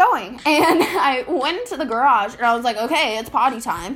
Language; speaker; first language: English; native; English